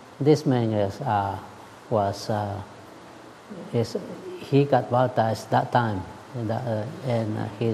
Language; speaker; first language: English; non-native, learner; Spanish